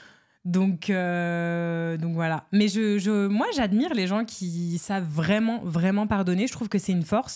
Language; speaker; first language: French; native; French